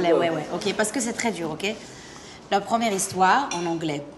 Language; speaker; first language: French; non-native, learner; Hebrew